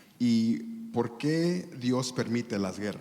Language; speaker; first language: Spanish; early bilingual, heritage; Spanish